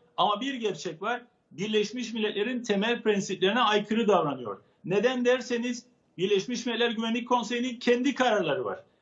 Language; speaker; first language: Turkish; native; Turkish